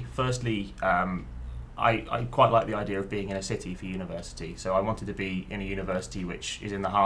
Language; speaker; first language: English; native; English